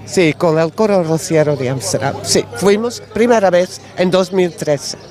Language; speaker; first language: Spanish; non-native, learner; Dutch